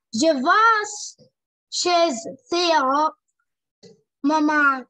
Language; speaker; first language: French; non-native, learner; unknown